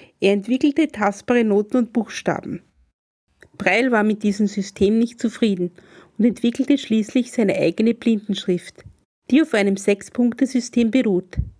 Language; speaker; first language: German; native; German